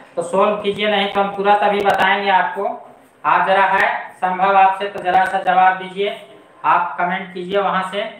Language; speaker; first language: Hindi; native; Hindi